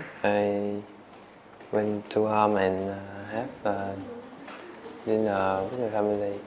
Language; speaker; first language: English; non-native, learner; Vietnamese